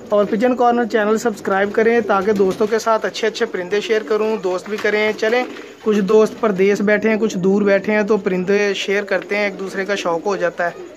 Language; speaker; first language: Urdu; non-native, local second language; Punjabi